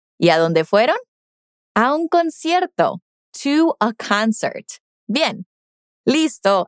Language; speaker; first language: Spanish; non-native, fluent; English